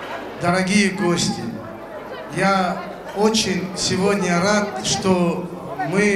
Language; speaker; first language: Russian; non-native, local second language; Kurdish